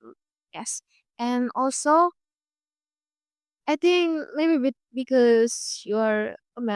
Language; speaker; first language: English; non-native, fluent; Indonesian